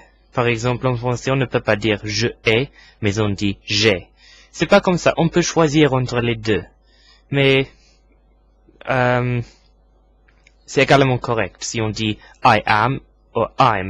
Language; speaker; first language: French; non-native, fluent; English